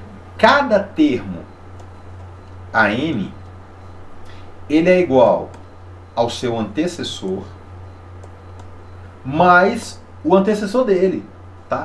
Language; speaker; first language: Portuguese; native; Portuguese